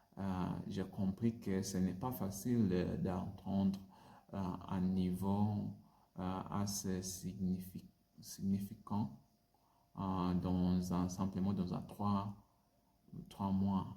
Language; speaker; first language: French; non-native, learner; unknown